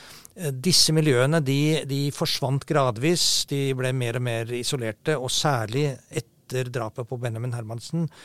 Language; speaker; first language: Norwegian; native; Norwegian